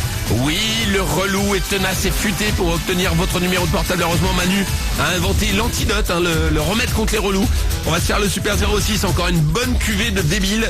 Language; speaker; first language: French; native; French